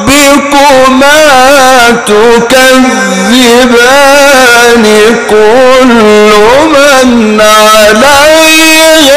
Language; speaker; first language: Arabic; native; Arabic